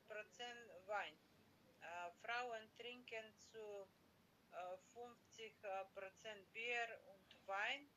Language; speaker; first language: German; non-native, learner; Macedonian